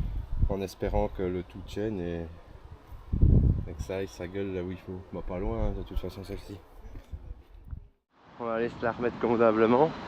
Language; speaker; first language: French; native; French